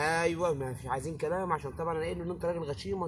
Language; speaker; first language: Arabic; native; Arabic